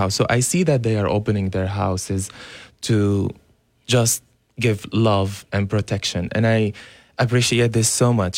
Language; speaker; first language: English; non-native, fluent; Arabic